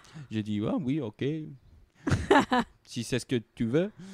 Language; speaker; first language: French; non-native, learner; English